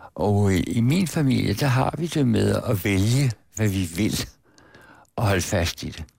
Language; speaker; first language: Danish; native; Danish